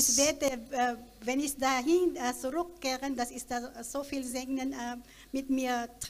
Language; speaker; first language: German; non-native, learner; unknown